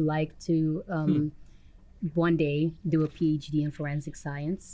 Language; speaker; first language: English; non-native, fluent; Papiamento